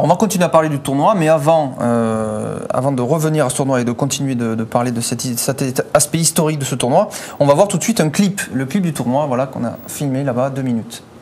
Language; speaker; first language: French; native; French